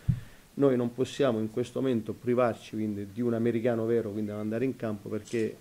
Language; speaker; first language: Italian; native; Italian